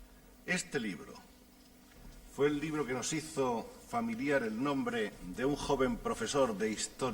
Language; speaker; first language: Spanish; native; Spanish